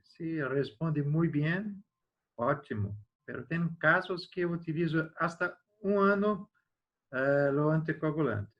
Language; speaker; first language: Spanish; non-native, learner; Portuguese